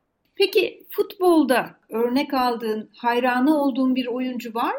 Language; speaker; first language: Turkish; native; Turkish